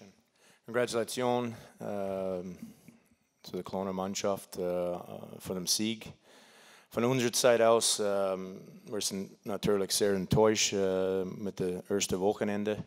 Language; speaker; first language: German; non-native, learner; English